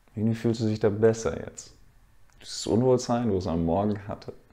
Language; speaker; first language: German; native; German